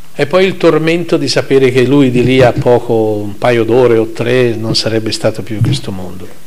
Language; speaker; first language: Italian; native; Italian